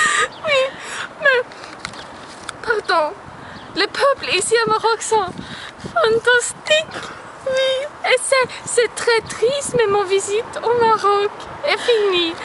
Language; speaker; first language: French; non-native, learner; Swedish